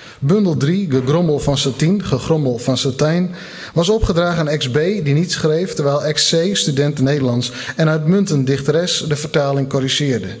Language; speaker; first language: Dutch; non-native, local second language; Western Frisian